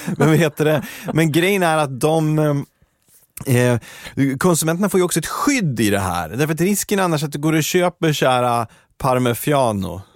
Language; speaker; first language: Swedish; native; Swedish